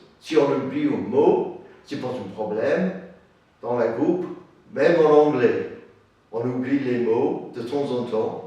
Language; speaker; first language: French; non-native, learner; English